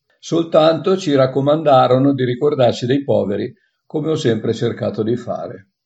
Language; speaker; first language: Italian; native; Italian